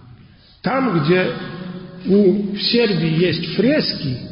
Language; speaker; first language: Russian; non-native, fluent; Polish